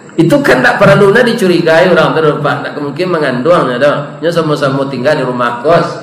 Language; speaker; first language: Malay; non-native, local second language; Minangkabau